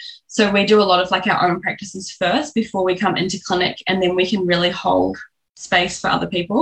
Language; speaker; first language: English; native; English